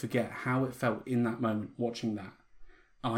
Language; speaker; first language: English; native; English